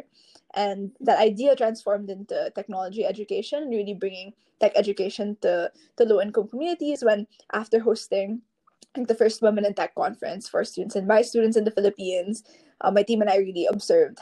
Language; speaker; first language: English; non-native, local second language; Filipino